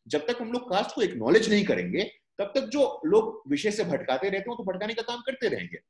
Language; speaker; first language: Hindi; native; Hindi